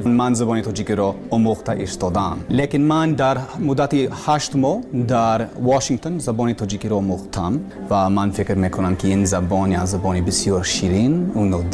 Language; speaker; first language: Persian; non-native, learner; English